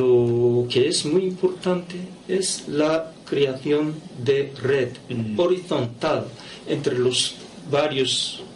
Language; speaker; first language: Spanish; non-native, fluent; Japanese